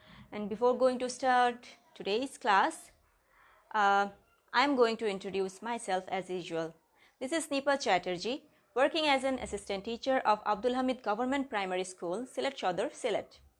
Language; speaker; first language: English; non-native, local second language; Bangla